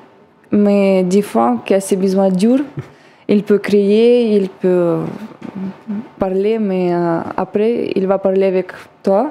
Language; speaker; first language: French; non-native, learner; Russian